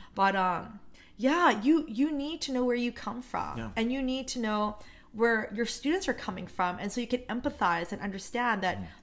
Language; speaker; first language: English; non-native, fluent; Korean